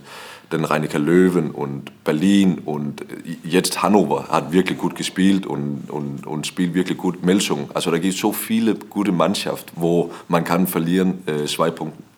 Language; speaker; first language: German; non-native, learner; Danish